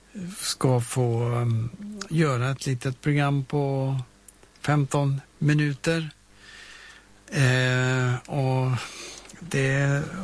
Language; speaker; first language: Swedish; native; Swedish